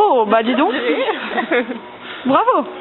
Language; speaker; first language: French; native; French